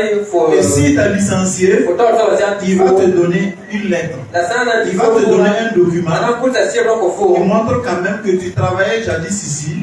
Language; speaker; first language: French; non-native, local second language; Mossi